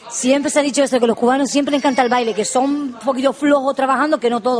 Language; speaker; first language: Spanish; native; Spanish